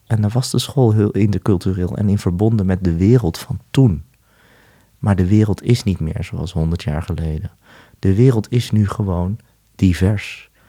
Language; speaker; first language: Dutch; native; Dutch